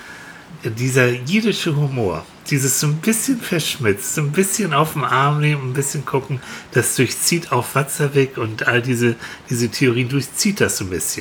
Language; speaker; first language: German; native; German